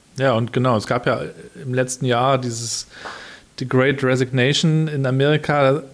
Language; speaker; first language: German; native; German